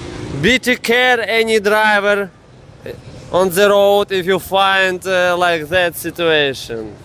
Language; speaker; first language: English; non-native, learner; Russian